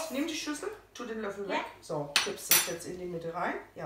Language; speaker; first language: German; native; German